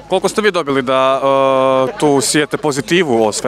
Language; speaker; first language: Croatian; native; Croatian